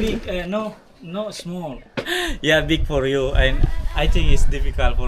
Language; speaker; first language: English; non-native, learner; Indonesian